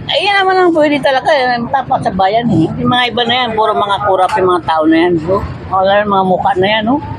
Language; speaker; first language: Filipino; native; Filipino